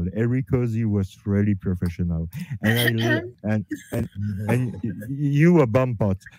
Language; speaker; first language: English; non-native, learner; French